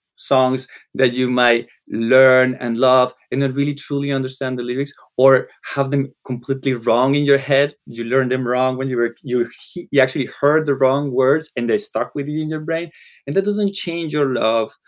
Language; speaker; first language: English; non-native, fluent; Spanish